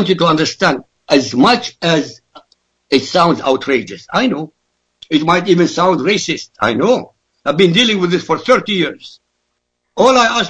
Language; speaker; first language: English; non-native, fluent; Arabic